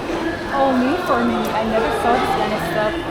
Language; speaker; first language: English; non-native, fluent; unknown